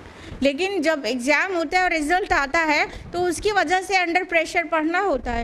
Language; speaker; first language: Urdu; native; Urdu